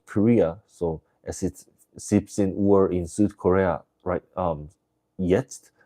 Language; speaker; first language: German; non-native, learner; English